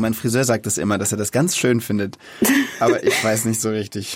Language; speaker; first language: German; native; German